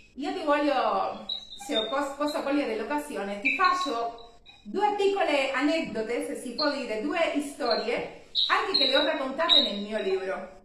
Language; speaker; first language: Italian; non-native, fluent; Spanish